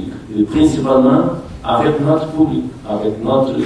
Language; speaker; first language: French; non-native, fluent; Portuguese